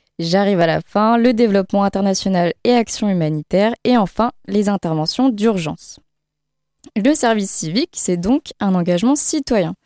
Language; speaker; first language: French; native; French